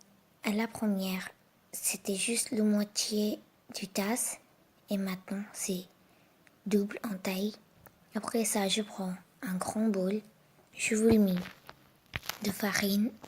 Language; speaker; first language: French; non-native, learner; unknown